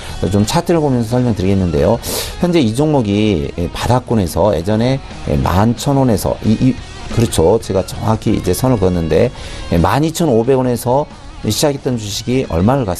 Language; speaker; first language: Korean; native; Korean